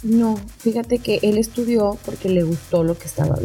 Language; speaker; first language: Spanish; native; Spanish